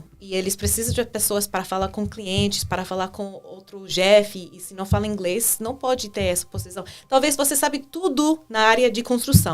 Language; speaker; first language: Portuguese; non-native, fluent; English